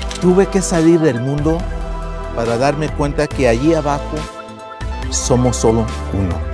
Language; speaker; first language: Spanish; early bilingual, heritage; Spanish